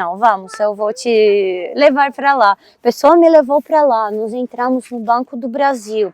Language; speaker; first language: Portuguese; non-native, fluent; Russian